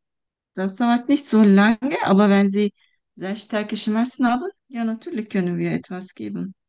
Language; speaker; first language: German; non-native, fluent; Turkish